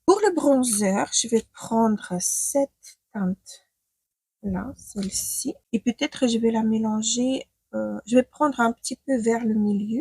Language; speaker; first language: French; non-native, fluent; Ukrainian